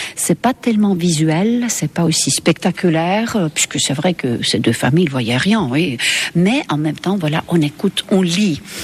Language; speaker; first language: French; non-native, fluent; Estonian